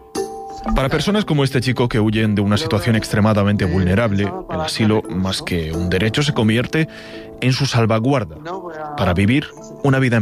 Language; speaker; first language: Spanish; native; Spanish